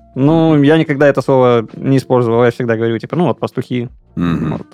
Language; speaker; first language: Russian; native; Russian